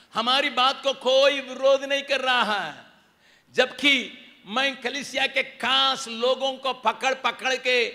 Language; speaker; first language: Hindi; non-native, local second language; Tamil